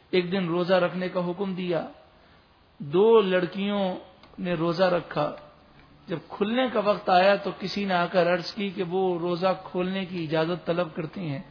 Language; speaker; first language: Urdu; native; Urdu